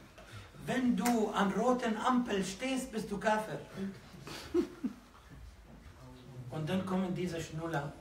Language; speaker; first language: German; non-native, fluent; Arabic